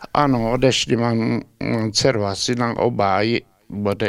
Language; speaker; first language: Czech; early bilingual, heritage; Czech